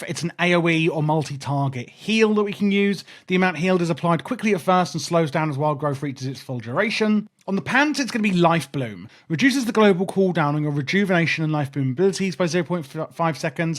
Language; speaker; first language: English; native; English